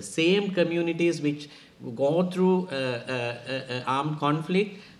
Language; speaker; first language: English; non-native, local second language; Sinhala